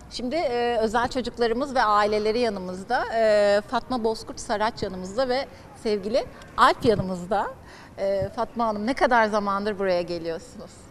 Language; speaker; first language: Turkish; native; Turkish